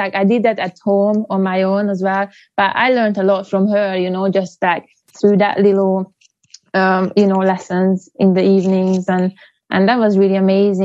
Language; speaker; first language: English; non-native, fluent; Hungarian